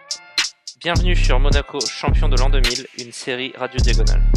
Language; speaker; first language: French; native; French